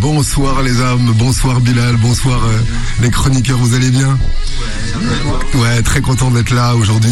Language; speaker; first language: French; native; French